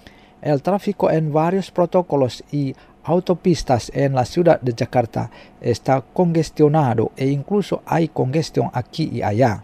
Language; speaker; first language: Spanish; non-native, fluent; Indonesian